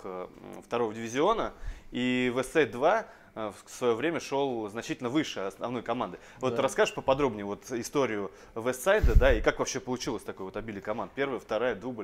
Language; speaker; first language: Russian; native; Russian